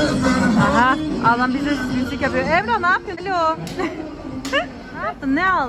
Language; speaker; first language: Turkish; non-native, learner; German